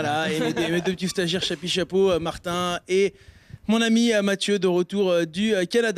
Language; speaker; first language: French; native; French